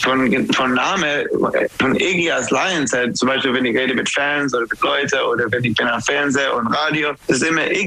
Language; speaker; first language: German; non-native, learner; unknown